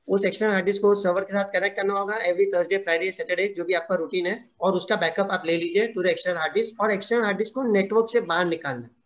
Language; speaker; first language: Hindi; non-native, local second language; Gujarati